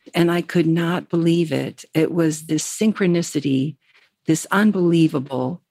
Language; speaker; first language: English; native; English